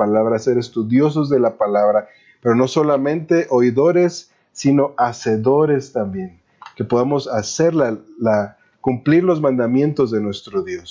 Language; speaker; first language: Spanish; native; Spanish